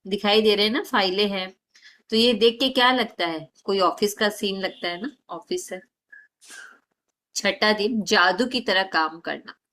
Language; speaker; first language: Hindi; native; Hindi